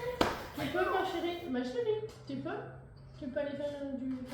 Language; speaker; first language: French; native; French